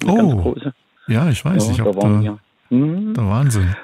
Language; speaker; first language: German; native; German